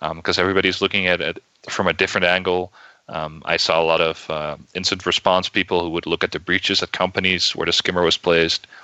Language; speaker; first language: English; non-native, fluent; Dutch